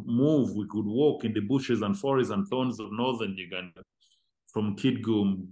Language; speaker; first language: English; non-native, local second language; Acoli